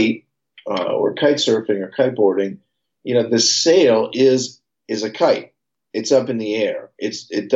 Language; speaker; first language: English; native; English